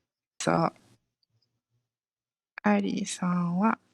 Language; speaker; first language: Japanese; non-native, fluent; Malay